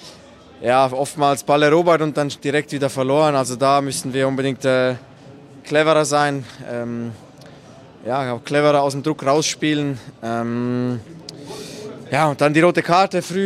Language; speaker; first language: German; native; German